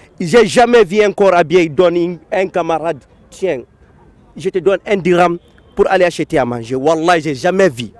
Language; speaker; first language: French; non-native, local second language; Fula